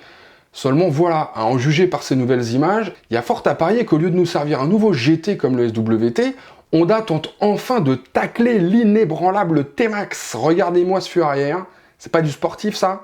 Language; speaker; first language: French; native; French